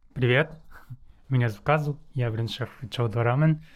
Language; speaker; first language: Russian; non-native, learner; Japanese